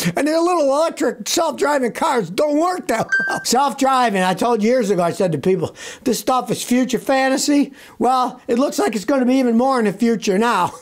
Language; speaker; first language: English; native; English